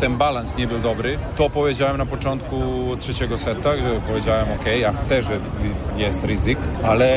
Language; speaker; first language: Polish; non-native, learner; Serbian